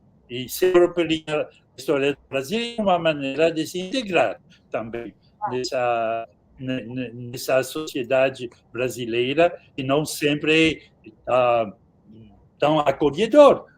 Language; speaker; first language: Portuguese; non-native, fluent; French